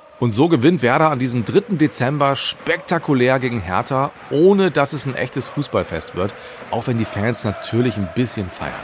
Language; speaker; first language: German; native; German